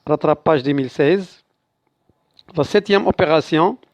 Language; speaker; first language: French; non-native, local second language; Arabic